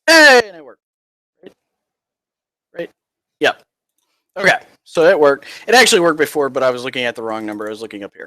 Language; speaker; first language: English; native; English